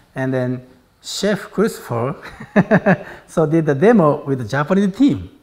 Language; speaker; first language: English; non-native, learner; Japanese